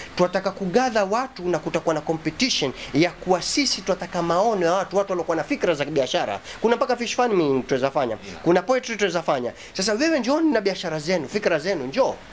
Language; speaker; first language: Swahili; native; Swahili